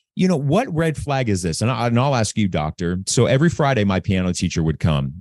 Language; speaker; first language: English; native; English